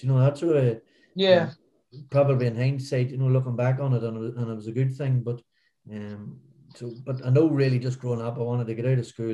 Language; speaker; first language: English; native; English